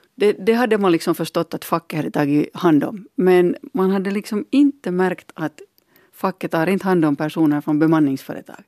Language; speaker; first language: Swedish; native; Swedish